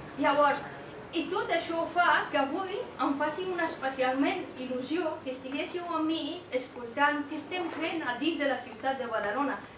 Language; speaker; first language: Catalan; non-native, fluent; Persian